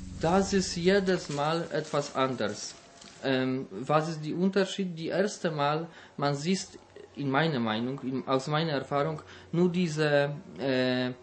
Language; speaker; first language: German; non-native, learner; Polish